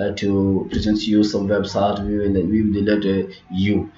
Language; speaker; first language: English; non-native, learner; French